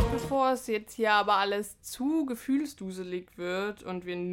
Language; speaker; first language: German; native; German